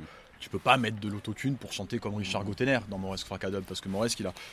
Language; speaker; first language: French; native; French